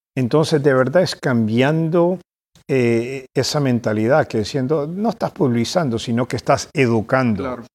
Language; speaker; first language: Spanish; early bilingual, heritage; Spanish